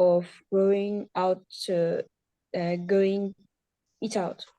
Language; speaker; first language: English; non-native, learner; Uzbek